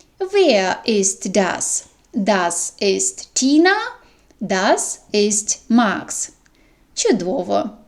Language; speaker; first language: German; non-native, fluent; Ukrainian